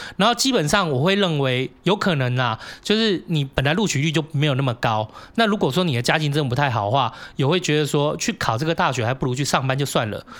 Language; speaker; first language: Chinese; native; Chinese